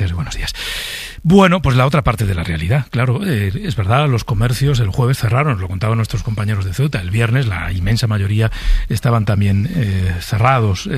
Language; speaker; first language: Spanish; native; Spanish